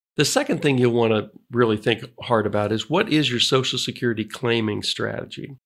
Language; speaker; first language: English; native; English